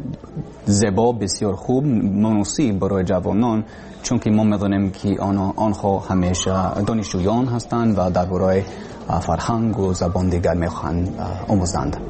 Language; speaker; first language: Persian; non-native, learner; English